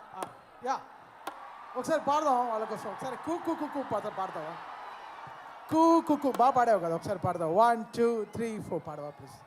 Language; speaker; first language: Telugu; native; Telugu